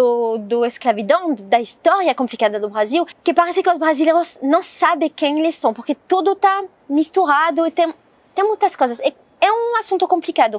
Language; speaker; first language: Portuguese; non-native, learner; French